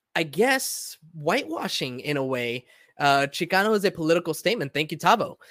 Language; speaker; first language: English; early bilingual, other home language; Spanish